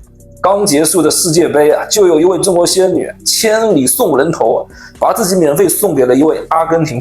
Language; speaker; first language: Chinese; native; Chinese